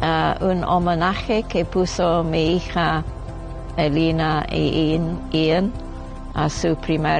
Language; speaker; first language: Spanish; non-native, learner; English